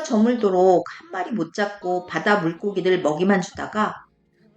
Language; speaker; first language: Korean; native; Korean